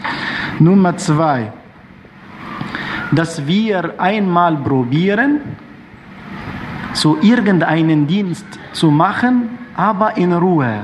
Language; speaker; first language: German; non-native, fluent; Arabic